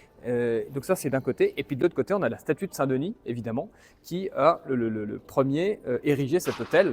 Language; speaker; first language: French; native; French